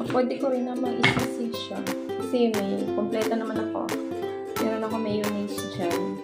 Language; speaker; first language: Filipino; non-native, local second language; Cebuano